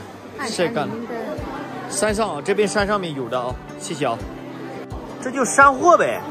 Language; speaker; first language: Chinese; native; Chinese